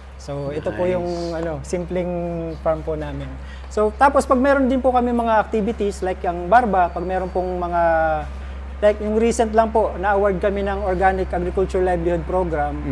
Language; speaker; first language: Filipino; native; Filipino